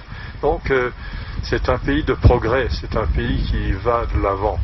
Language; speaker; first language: French; native; French